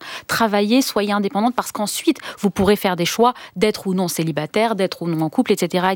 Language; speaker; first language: French; native; French